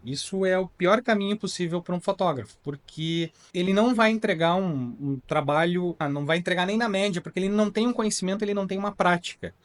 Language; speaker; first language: Portuguese; native; Portuguese